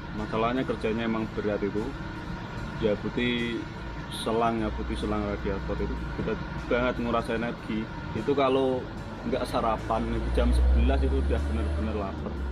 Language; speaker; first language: Indonesian; non-native, local second language; Javanese